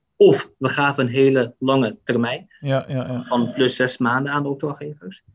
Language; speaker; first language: Dutch; early bilingual, other home language; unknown